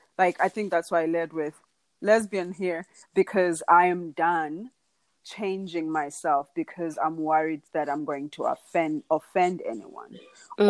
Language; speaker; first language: English; non-native, local second language; Xhosa